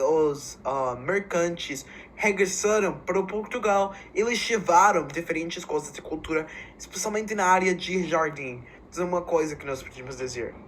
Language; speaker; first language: Portuguese; non-native, learner; English